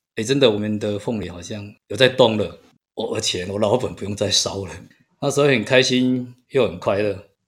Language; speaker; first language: Chinese; native; Chinese